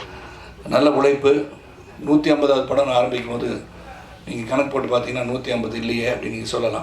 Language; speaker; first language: Tamil; native; Tamil